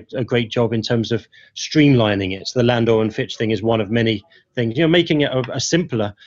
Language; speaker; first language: English; native; English